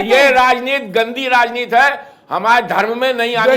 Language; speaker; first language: Hindi; native; Hindi